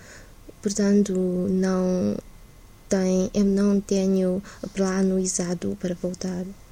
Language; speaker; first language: Portuguese; non-native, learner; Chinese